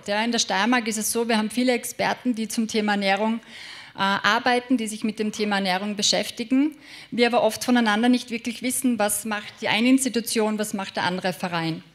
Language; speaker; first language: German; native; German